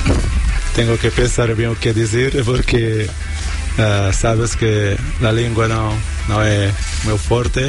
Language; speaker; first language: Spanish; non-native, learner; Kabuverdianu